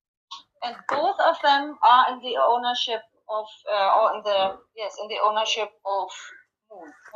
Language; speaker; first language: English; non-native, fluent; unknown